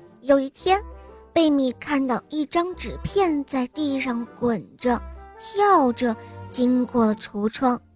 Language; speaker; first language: Chinese; native; Chinese